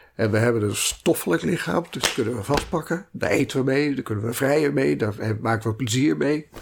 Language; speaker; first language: Dutch; native; Dutch